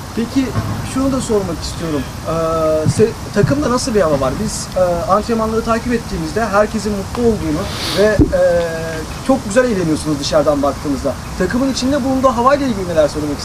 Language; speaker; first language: Turkish; native; Turkish